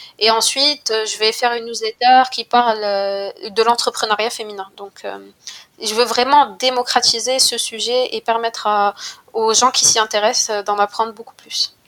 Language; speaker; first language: French; non-native, local second language; Arabic